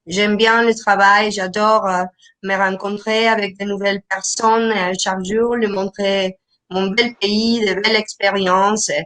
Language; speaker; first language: French; non-native, fluent; Spanish